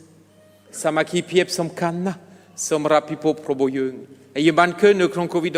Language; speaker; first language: Khmer; non-native, fluent; French